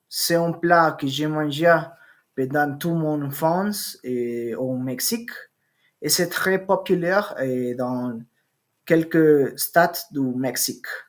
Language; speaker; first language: French; non-native, learner; Spanish